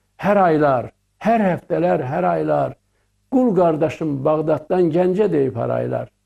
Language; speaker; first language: Azerbaijani; native; Azerbaijani